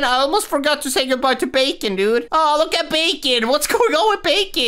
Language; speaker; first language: English; native; English